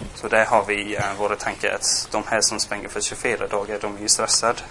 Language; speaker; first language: Swedish; non-native, fluent; English